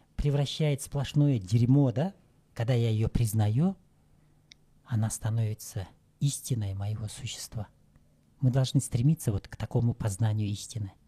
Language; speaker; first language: Russian; non-native, local second language; Kyrgyz